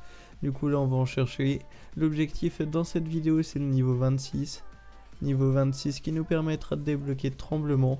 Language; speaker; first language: French; native; French